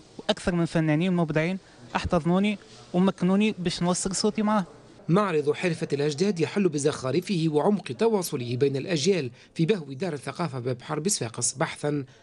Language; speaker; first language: Arabic; native; Arabic